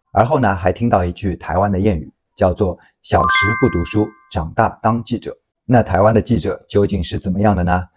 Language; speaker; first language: Chinese; native; Chinese